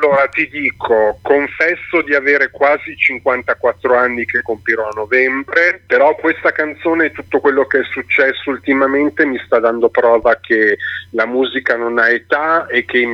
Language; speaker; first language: Italian; native; Italian